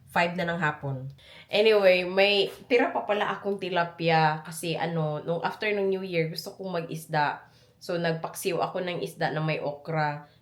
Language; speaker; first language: Filipino; non-native, local second language; Cebuano